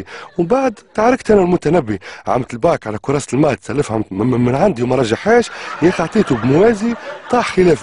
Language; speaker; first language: Arabic; native; Arabic